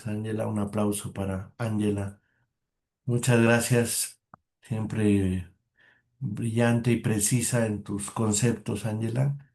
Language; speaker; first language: Spanish; native; Spanish